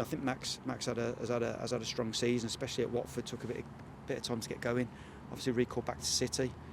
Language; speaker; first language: English; native; English